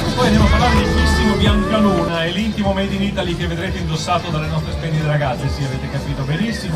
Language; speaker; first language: Italian; native; Italian